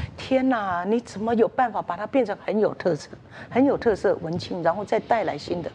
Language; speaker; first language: Chinese; native; Chinese